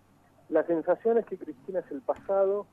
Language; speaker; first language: Spanish; native; Spanish